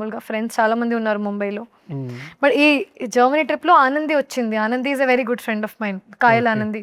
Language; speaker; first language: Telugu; non-native, learner; Hindi